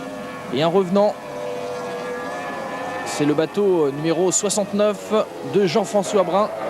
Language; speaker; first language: French; native; French